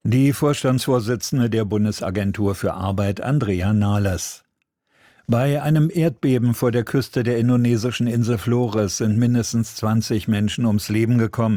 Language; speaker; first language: German; native; German